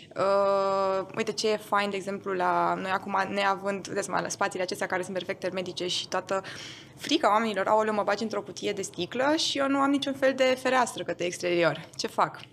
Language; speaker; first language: Romanian; non-native, local second language; German